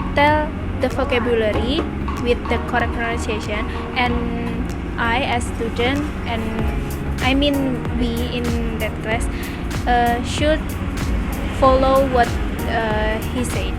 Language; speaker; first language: English; non-native, learner; Indonesian